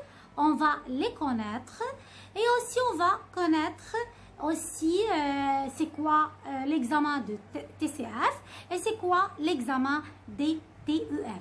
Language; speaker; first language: French; non-native, fluent; Arabic